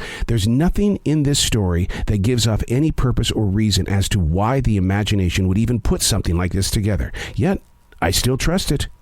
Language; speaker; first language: English; native; English